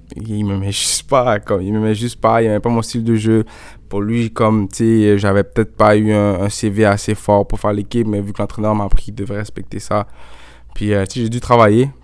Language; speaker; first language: French; native; French